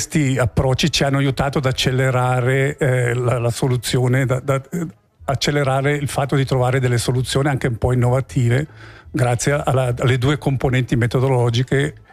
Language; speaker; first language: Italian; native; Italian